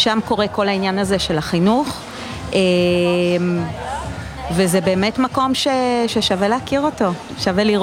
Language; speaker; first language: Hebrew; native; Hebrew